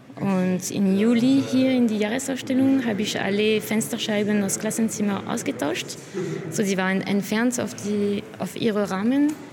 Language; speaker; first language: German; non-native, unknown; French